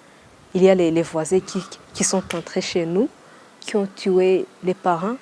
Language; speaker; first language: French; non-native, local second language; Kinyarwanda